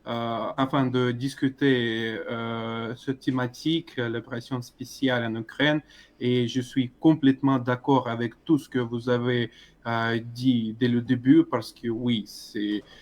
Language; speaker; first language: French; non-native, fluent; Russian